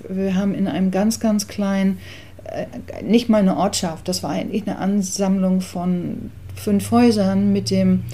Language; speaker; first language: German; early bilingual, other home language; English